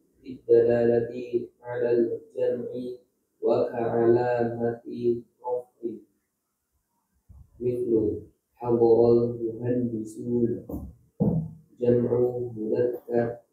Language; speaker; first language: Arabic; non-native, learner; Indonesian